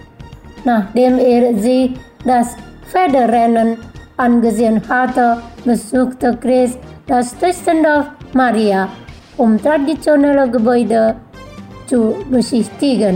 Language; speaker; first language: German; non-native, fluent; Indonesian